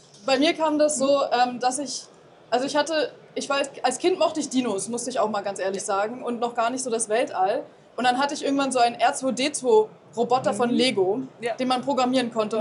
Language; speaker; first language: German; native; German